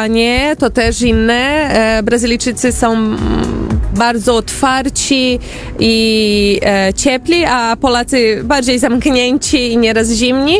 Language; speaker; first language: Polish; non-native, fluent; Portuguese